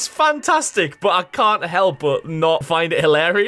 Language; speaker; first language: English; native; English